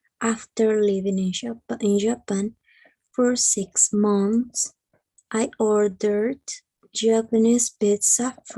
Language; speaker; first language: English; non-native, learner; Spanish